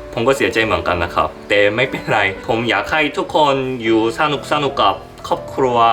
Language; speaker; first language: Thai; non-native, fluent; Korean